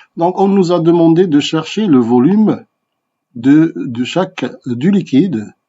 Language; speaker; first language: French; non-native, local second language; Arabic